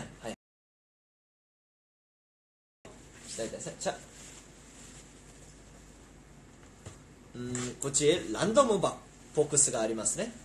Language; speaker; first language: Japanese; non-native, learner; Korean